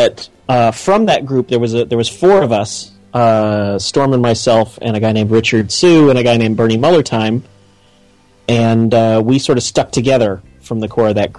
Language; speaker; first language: English; native; English